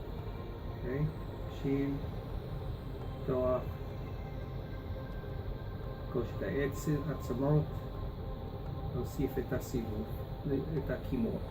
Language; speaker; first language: Hebrew; non-native, fluent; English